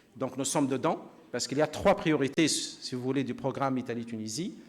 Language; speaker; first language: French; non-native, local second language; Arabic